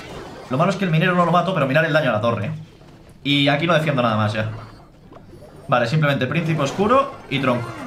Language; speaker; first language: Spanish; native; Spanish